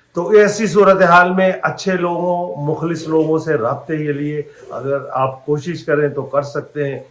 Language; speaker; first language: Urdu; native; Urdu